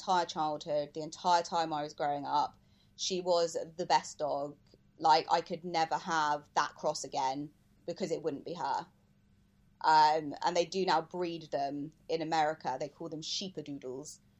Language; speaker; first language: English; native; English